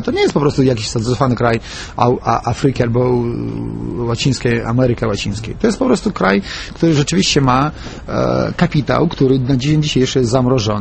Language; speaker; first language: Polish; non-native, fluent; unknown